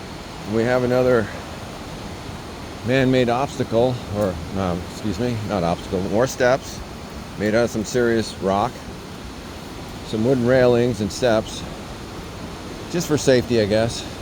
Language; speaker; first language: English; native; English